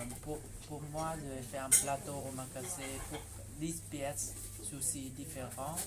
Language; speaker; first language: French; non-native, fluent; Vietnamese